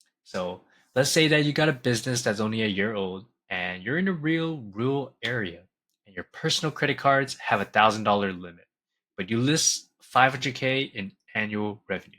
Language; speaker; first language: English; native; English